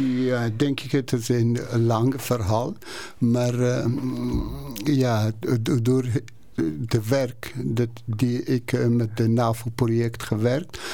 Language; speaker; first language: Dutch; non-native, learner; Persian